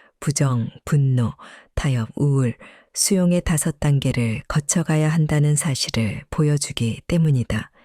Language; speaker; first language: Korean; native; Korean